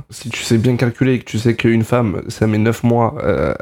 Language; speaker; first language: French; native; French